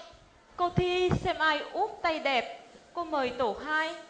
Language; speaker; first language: Vietnamese; native; Vietnamese